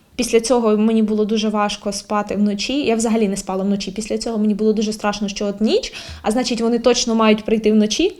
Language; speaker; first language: Ukrainian; native; Ukrainian